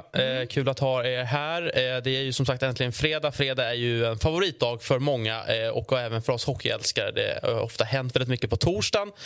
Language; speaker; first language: Swedish; native; Swedish